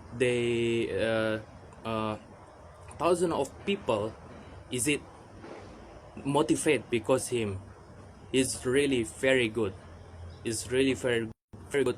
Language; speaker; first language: English; non-native, learner; Indonesian